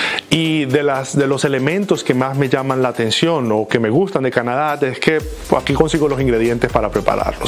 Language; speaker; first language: Spanish; native; Spanish